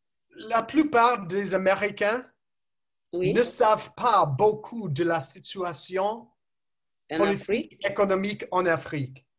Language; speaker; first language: French; non-native, learner; English